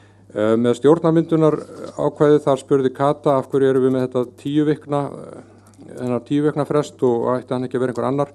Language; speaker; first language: Icelandic; native; Icelandic